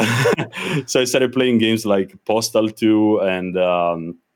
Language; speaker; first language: English; non-native, fluent; Italian